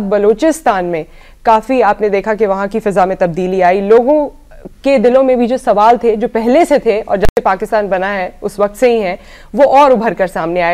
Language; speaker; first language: Urdu; native; Urdu